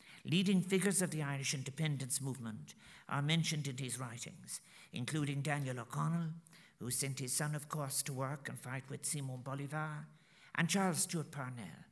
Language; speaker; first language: English; native; English